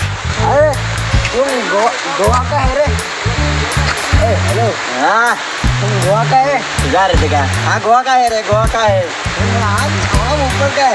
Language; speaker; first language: Hindi; non-native, local second language; Konkani